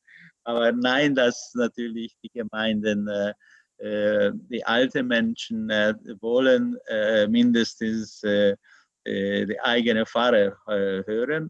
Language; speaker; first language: German; non-native, learner; Hungarian